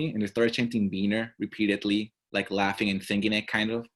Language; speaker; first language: English; non-native, fluent; Spanish